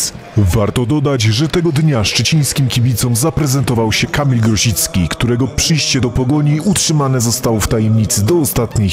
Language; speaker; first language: Polish; native; Polish